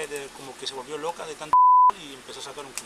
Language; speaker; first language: Spanish; native; Spanish